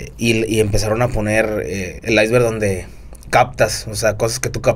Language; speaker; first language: Spanish; native; Spanish